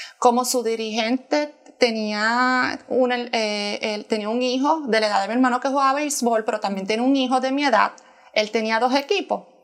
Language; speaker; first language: Spanish; native; Spanish